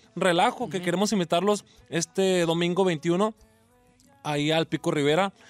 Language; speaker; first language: Spanish; native; Spanish